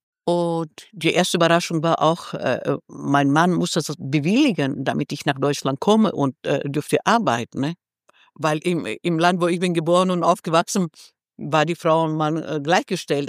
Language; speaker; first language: German; non-native, fluent; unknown